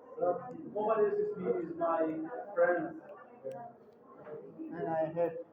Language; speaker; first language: English; non-native, learner; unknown